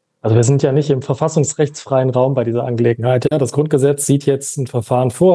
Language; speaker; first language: German; native; German